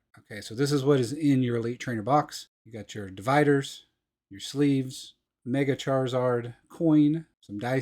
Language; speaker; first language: English; native; English